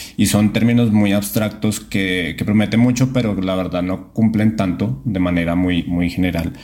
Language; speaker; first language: Spanish; native; Spanish